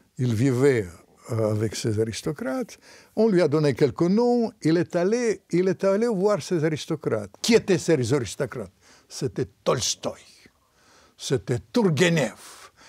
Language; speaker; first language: French; non-native, fluent; Russian